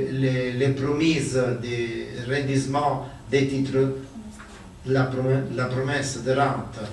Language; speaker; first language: French; non-native, learner; Italian